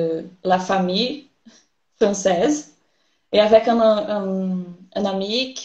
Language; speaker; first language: French; non-native, learner; Portuguese